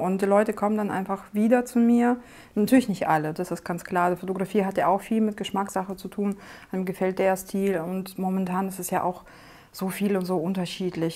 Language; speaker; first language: German; non-native, fluent; Russian